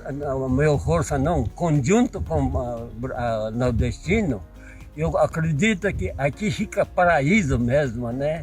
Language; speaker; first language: Portuguese; non-native, learner; Japanese